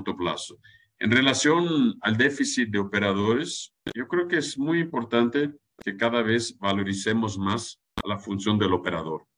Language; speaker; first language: Spanish; non-native, fluent; German